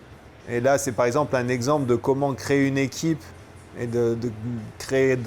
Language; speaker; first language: French; native; French